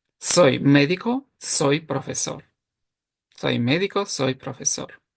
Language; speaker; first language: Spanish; non-native, fluent; Ukrainian